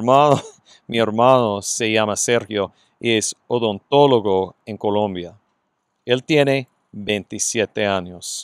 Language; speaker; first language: Spanish; non-native, fluent; English